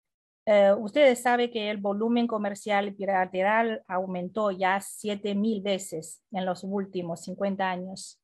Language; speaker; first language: Spanish; non-native, fluent; Chinese